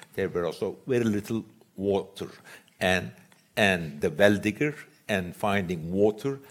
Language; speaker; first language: English; non-native, fluent; Turkish